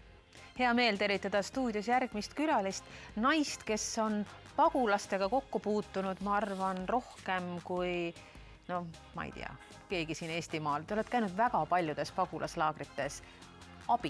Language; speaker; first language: Estonian; native; Estonian